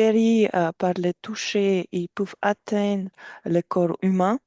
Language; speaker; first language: French; non-native, fluent; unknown